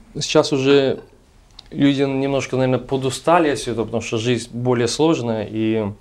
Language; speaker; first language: Russian; native; Russian